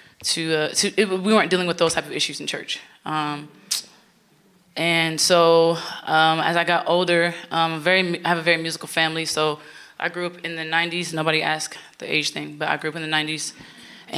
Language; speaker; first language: English; native; English